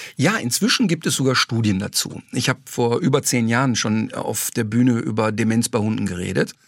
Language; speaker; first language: German; native; German